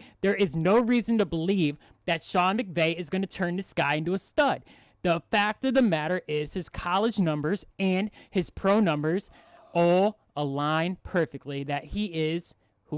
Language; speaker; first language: English; native; English